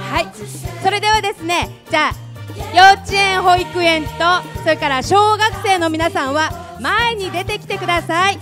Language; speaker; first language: Japanese; native; Japanese